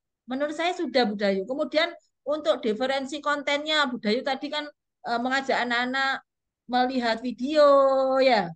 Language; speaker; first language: Indonesian; native; Indonesian